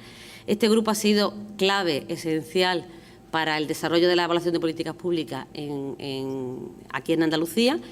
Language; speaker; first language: Spanish; native; Spanish